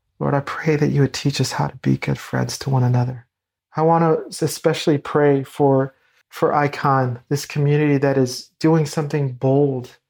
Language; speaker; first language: English; native; English